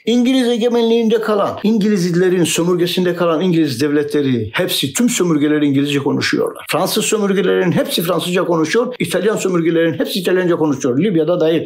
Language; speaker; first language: Turkish; native; Turkish